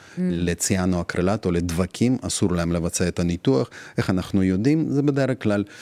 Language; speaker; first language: Hebrew; non-native, fluent; Russian